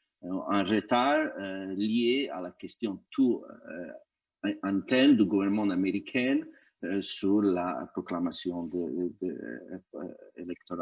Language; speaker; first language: French; non-native, fluent; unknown